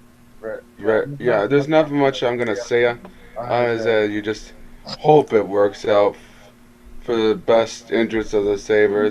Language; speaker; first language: English; native; English